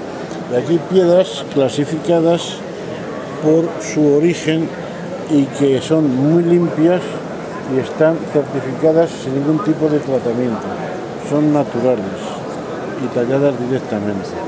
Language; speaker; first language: Spanish; native; Spanish